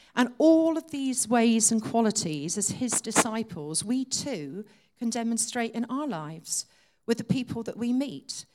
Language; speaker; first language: English; native; English